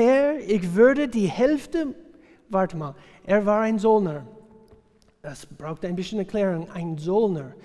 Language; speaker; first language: German; non-native, fluent; English